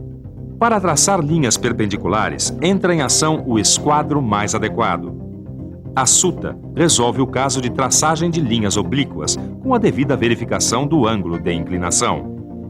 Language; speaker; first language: Portuguese; native; Portuguese